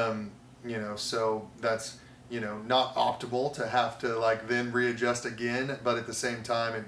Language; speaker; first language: English; native; English